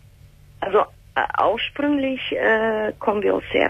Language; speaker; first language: German; early bilingual, other home language; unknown